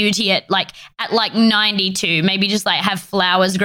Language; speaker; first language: English; native; English